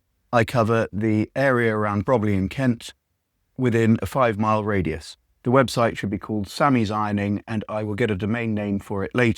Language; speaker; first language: English; native; English